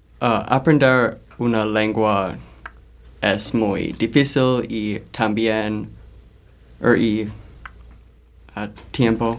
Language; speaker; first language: Spanish; non-native, learner; English